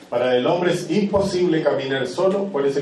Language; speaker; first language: Spanish; native; Spanish